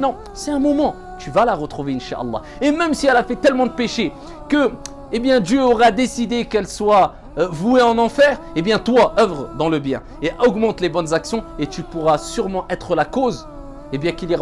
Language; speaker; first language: French; native; French